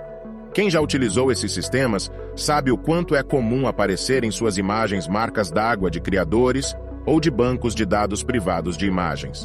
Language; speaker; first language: Portuguese; native; Portuguese